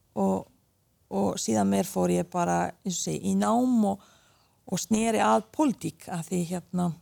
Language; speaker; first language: Icelandic; early bilingual, other home language; Bosnian